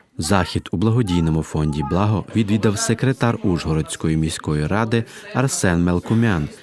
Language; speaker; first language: Ukrainian; native; Ukrainian